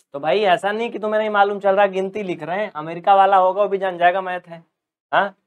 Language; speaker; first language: Hindi; native; Hindi